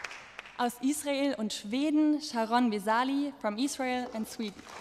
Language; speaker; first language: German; native; German